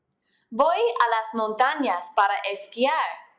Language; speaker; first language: Spanish; non-native, fluent; English